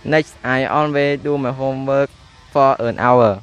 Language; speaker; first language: English; non-native, learner; Khmer